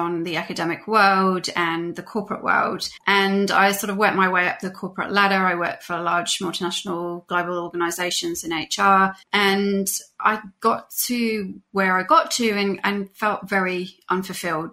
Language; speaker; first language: English; native; English